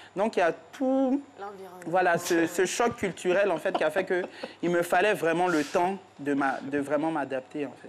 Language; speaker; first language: French; native; French